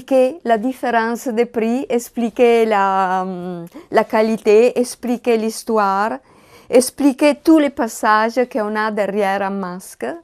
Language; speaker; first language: French; non-native, learner; Italian